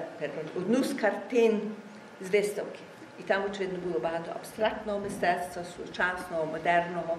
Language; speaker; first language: Ukrainian; early bilingual, heritage; Ukrainian